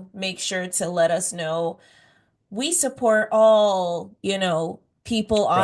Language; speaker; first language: English; native; English